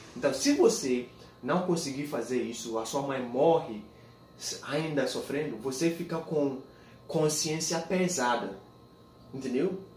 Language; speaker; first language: Portuguese; non-native, fluent; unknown